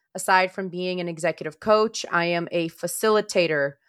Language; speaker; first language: English; non-native, fluent; Romanian